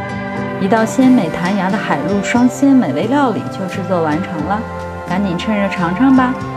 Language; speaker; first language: Chinese; native; Chinese